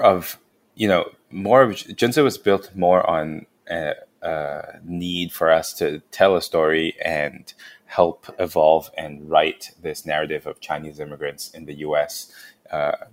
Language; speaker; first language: English; non-native, local second language; Cantonese